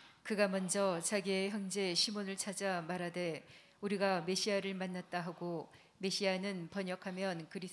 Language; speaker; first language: Korean; native; Korean